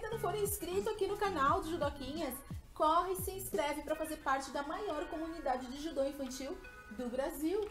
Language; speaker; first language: Portuguese; native; Portuguese